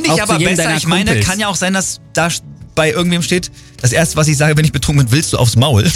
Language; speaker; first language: German; native; German